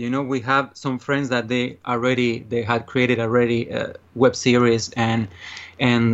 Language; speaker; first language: English; non-native, fluent; Spanish